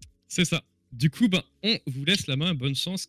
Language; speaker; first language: French; native; French